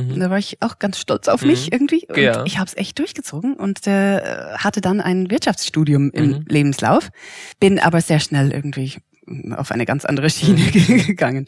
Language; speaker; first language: German; non-native, fluent; English